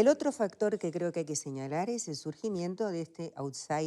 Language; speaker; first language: Spanish; native; Spanish